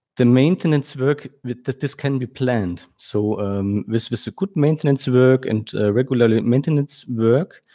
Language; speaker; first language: English; non-native, fluent; German